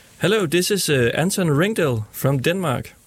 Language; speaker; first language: English; non-native, learner; Danish